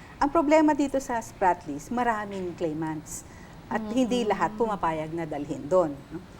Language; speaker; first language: Filipino; native; Filipino